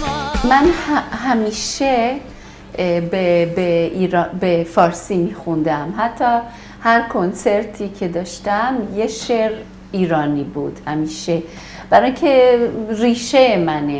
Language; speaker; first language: Persian; early bilingual, heritage; Persian